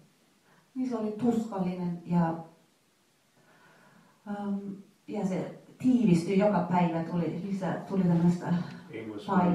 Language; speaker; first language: Finnish; non-native, fluent; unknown